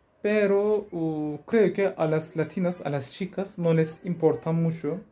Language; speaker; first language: Spanish; non-native, learner; Turkish